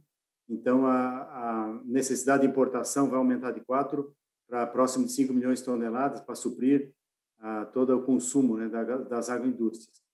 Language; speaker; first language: Portuguese; native; Portuguese